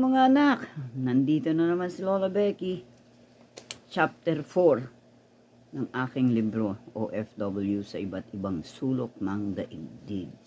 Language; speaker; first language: Filipino; native; Filipino